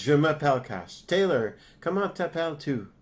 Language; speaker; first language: French; non-native, learner; English